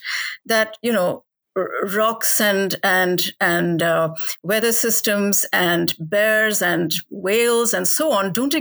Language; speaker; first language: English; non-native, local second language; Hindi